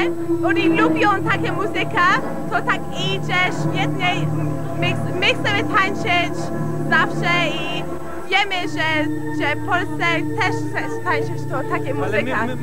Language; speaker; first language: Polish; early bilingual, heritage; Polish